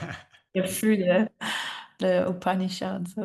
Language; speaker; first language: French; non-native, fluent; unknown